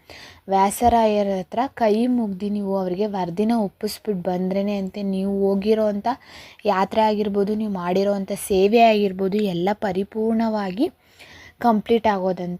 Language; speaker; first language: Kannada; native; Kannada